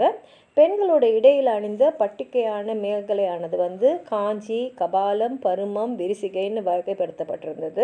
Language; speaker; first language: Tamil; native; Tamil